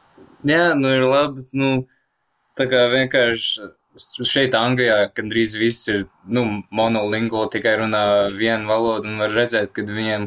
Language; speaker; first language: Latvian; early bilingual, heritage; Latvian